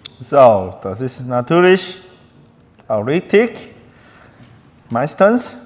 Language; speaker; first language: German; non-native, learner; Chinese